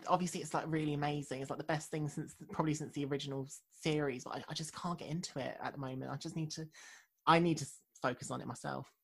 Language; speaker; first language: English; native; English